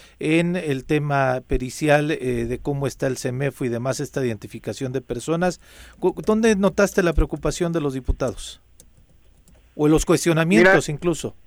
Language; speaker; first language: Spanish; native; Spanish